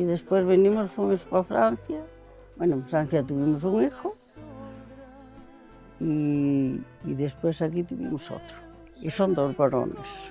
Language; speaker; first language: Spanish; non-native, local second language; Galician